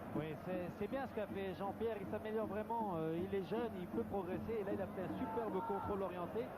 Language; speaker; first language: French; native; French